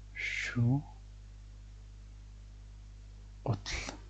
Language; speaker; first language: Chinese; non-native, learner; Mongolian